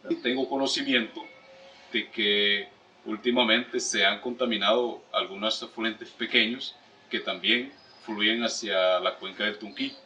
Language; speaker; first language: Spanish; native; Spanish